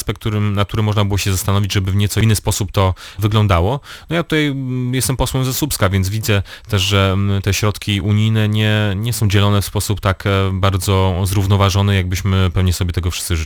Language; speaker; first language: Polish; native; Polish